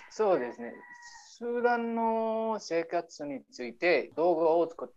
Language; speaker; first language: Japanese; non-native, learner; Arabic